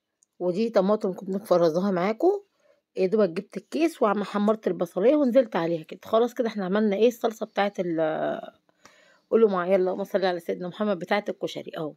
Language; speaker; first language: Arabic; native; Arabic